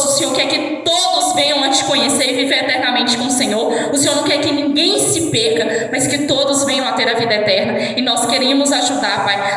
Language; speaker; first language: Portuguese; native; Portuguese